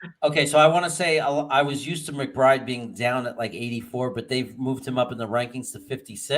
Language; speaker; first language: English; native; English